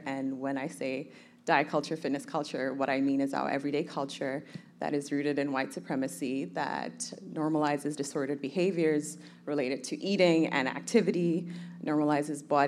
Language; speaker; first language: English; non-native, local second language; Somali